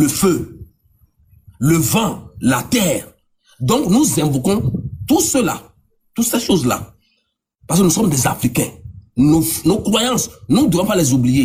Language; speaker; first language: French; non-native, local second language; Ewe